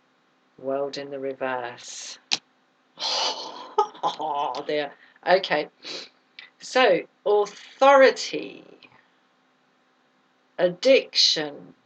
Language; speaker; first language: English; native; English